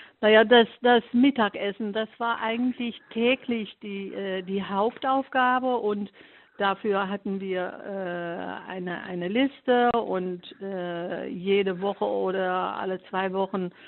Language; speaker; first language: German; non-native, fluent; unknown